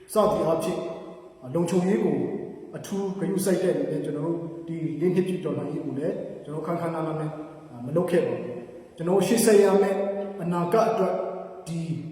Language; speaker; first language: Burmese; non-native, local second language; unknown